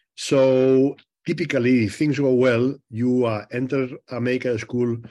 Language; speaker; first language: English; non-native, fluent; Spanish